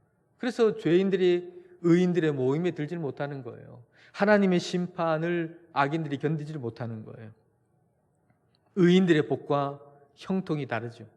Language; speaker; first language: Korean; native; Korean